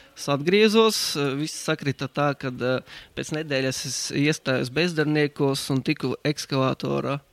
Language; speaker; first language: Latvian; native; Latvian